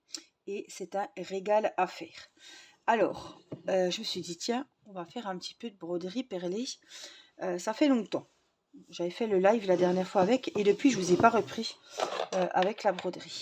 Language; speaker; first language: French; native; French